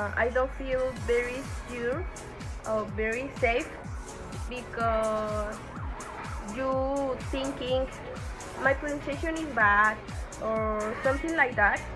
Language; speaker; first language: English; non-native, learner; Spanish